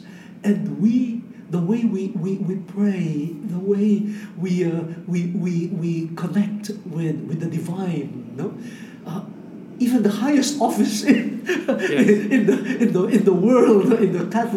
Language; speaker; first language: English; non-native, local second language; Filipino